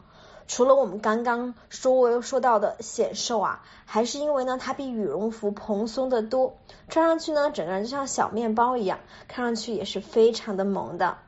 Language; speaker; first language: Chinese; native; Chinese